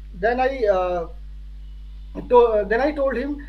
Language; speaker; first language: English; non-native, learner; Hindi